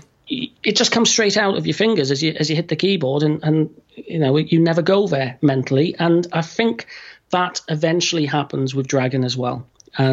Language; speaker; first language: English; native; English